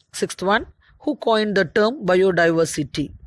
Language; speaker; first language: English; non-native, local second language; Tamil